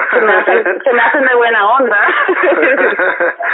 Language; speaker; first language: Spanish; early bilingual, heritage; Spanish